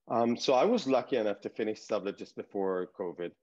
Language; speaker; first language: English; early bilingual, other home language; Hebrew